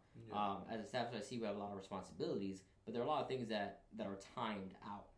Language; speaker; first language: English; native; English